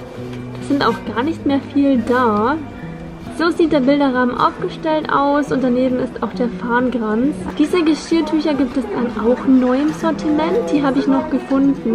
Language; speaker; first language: German; native; German